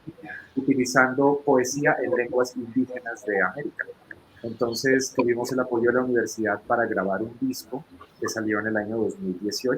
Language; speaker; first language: Spanish; native; Spanish